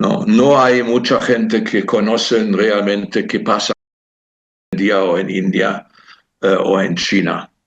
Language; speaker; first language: Spanish; non-native, fluent; German